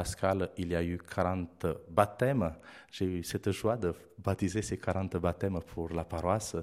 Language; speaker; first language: French; non-native, fluent; Romanian